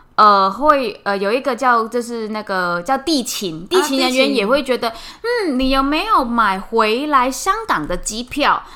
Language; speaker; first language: Chinese; non-native, fluent; Cantonese